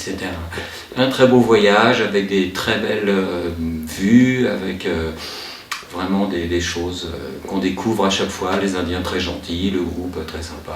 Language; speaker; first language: French; native; French